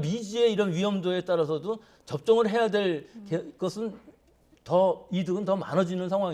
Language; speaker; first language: Korean; native; Korean